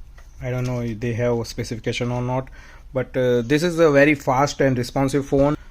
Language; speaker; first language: English; non-native, fluent; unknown